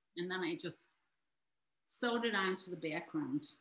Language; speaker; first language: English; native; English